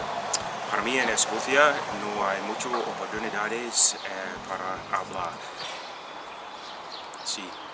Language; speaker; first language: Spanish; non-native, learner; English